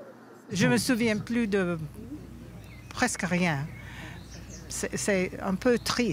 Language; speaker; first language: French; non-native, fluent; English